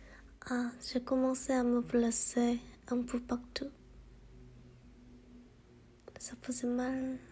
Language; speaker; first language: French; non-native, fluent; Korean